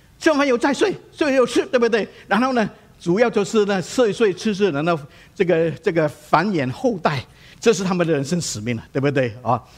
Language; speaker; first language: Chinese; non-native, local second language; Cantonese